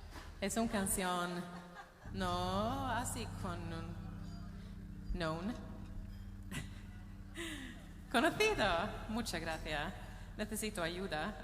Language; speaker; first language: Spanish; non-native, learner; Swedish